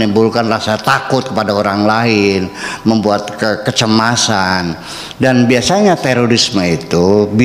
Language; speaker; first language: Indonesian; native; Indonesian